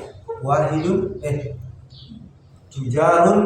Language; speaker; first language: Arabic; non-native, learner; Indonesian